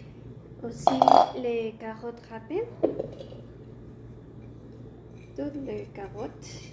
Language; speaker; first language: French; non-native, learner; Spanish